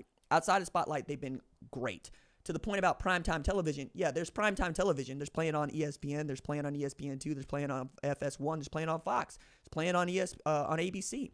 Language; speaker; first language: English; native; English